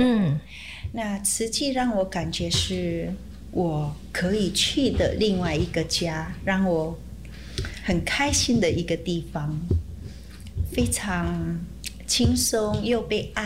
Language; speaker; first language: Chinese; non-native, fluent; Indonesian